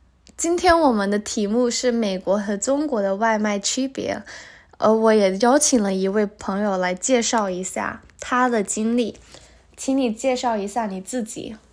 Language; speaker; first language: Chinese; non-native, learner; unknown